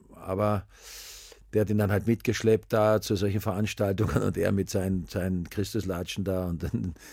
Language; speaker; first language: German; native; German